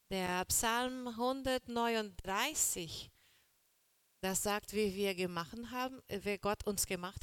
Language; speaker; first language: German; non-native, learner; Portuguese